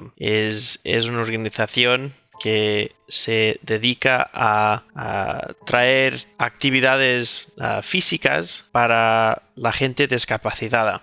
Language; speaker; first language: Spanish; non-native, local second language; Catalan